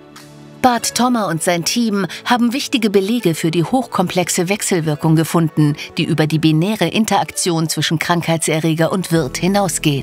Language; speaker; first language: German; native; German